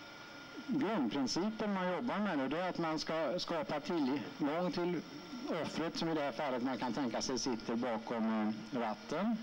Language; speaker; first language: Swedish; native; Swedish